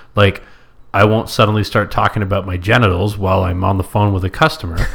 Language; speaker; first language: English; non-native, local second language; French